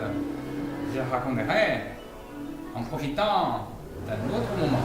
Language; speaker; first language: French; non-native, fluent; Chinese